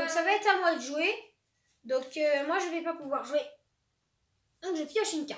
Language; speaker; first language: French; native; French